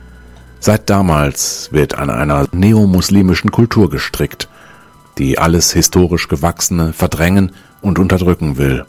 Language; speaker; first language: German; native; German